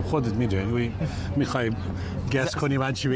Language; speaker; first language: Persian; early bilingual, heritage; English